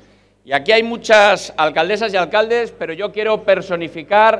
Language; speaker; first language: Spanish; native; Spanish